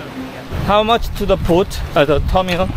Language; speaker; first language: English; non-native, learner; Korean